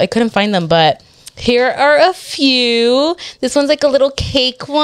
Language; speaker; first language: English; early bilingual, other home language; Spanish